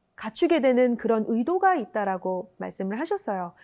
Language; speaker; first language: Korean; native; Korean